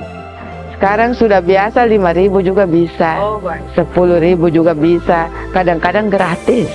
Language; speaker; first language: Indonesian; non-native, local second language; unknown